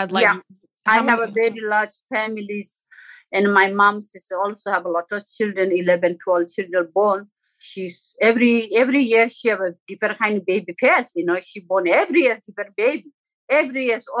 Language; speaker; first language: English; non-native, local second language; Sherpa